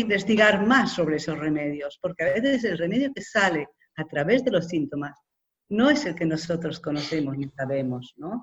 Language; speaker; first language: Spanish; native; Spanish